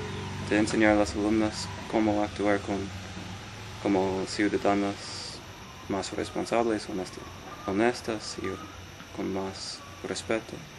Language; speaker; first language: Spanish; non-native, fluent; English